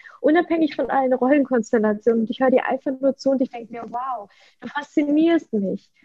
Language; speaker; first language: German; early bilingual, other home language; Russian